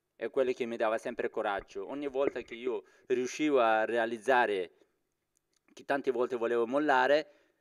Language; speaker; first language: Italian; non-native, fluent; Persian